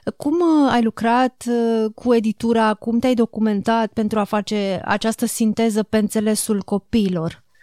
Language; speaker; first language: Romanian; native; Romanian